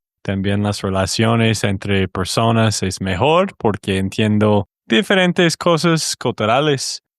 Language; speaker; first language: Spanish; non-native, learner; English